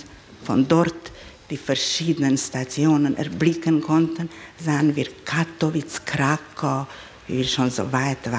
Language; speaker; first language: German; non-native, fluent; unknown